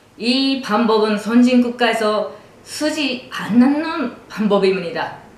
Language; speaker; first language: Korean; non-native, fluent; Japanese